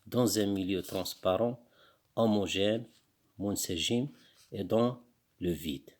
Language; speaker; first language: French; non-native, local second language; Arabic